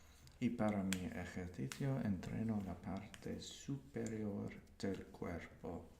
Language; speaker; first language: Spanish; non-native, learner; English